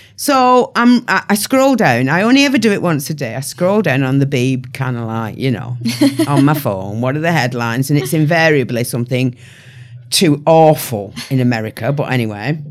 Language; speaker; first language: English; native; English